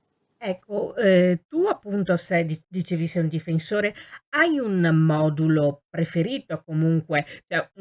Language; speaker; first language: Italian; native; Italian